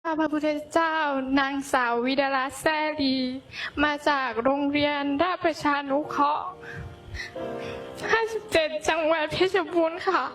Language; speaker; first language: Thai; non-native, local second language; Hmong